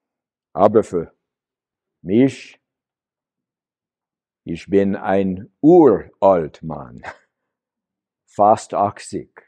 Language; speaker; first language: German; non-native, learner; English